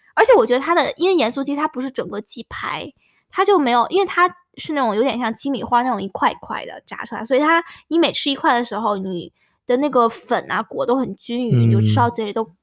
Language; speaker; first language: Chinese; native; Chinese